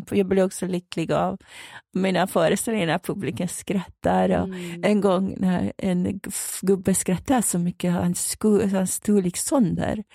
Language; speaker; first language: Swedish; non-native, fluent; Persian